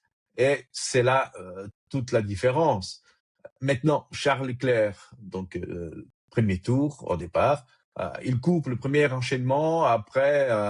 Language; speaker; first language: French; native; French